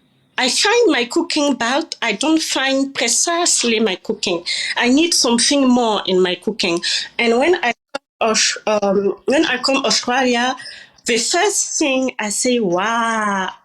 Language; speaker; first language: English; non-native, learner; French